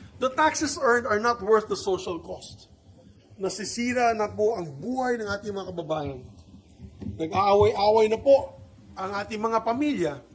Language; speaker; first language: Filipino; non-native, local second language; Cebuano